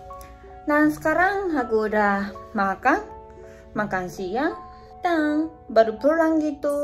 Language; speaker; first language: Indonesian; non-native, learner; Japanese